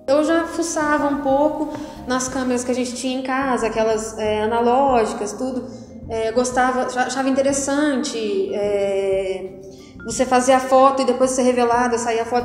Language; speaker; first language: Portuguese; native; Portuguese